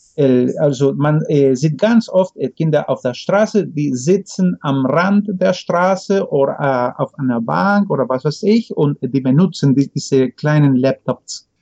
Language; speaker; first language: German; non-native, fluent; Spanish